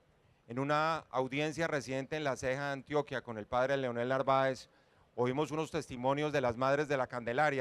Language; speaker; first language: Spanish; native; Spanish